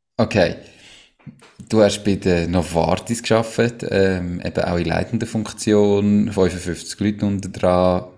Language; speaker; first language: German; native; German